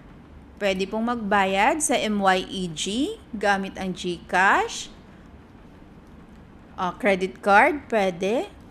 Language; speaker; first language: Filipino; native; Filipino